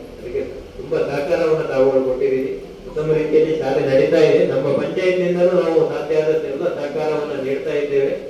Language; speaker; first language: Kannada; non-native, local second language; Tulu